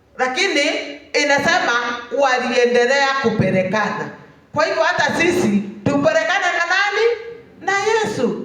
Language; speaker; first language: Swahili; non-native, local second language; Kikuyu